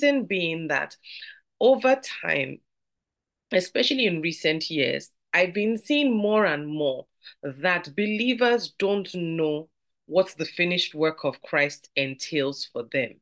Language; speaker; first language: English; non-native, local second language; Yoruba